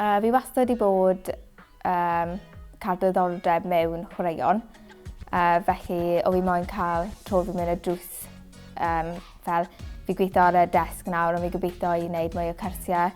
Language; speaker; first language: Welsh; native; Welsh